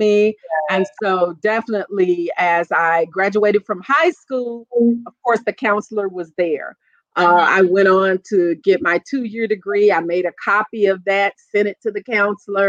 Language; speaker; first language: English; native; English